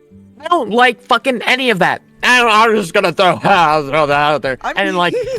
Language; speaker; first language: English; native; English